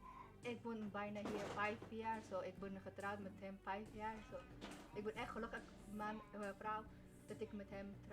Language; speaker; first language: Dutch; early bilingual, other home language; Persian